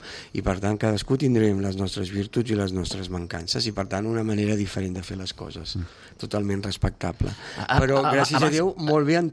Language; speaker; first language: Catalan; native; Catalan